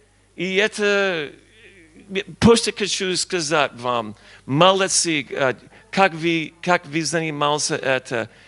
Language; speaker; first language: Russian; non-native, learner; English